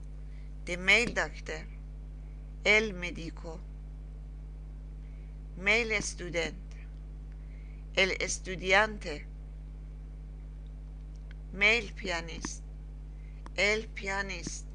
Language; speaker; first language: Spanish; non-native, learner; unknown